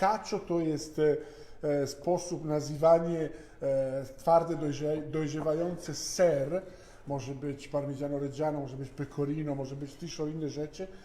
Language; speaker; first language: Polish; non-native, fluent; Italian